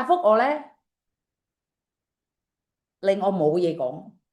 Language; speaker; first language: Cantonese; non-native, fluent; Indonesian